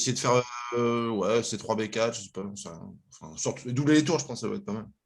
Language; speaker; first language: French; native; French